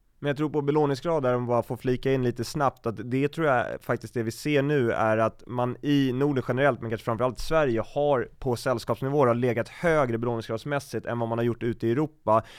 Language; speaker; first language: Swedish; native; Swedish